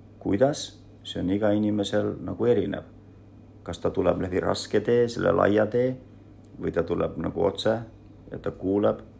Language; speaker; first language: Estonian; early bilingual, other home language; Russian